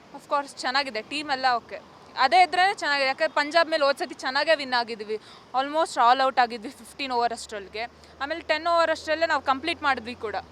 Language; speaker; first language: Kannada; native; Kannada